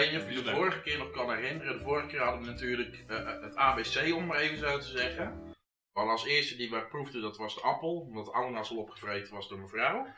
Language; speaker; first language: Dutch; native; Dutch